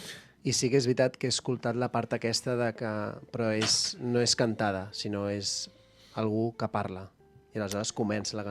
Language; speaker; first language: Catalan; native; Catalan